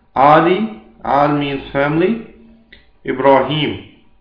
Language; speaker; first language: English; non-native, local second language; Urdu